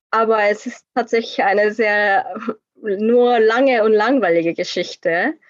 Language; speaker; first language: German; non-native, fluent; Korean